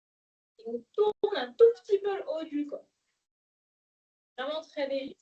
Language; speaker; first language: French; native; French